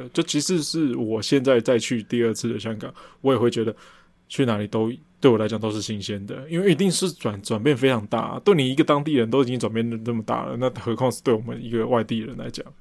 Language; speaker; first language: Chinese; native; Chinese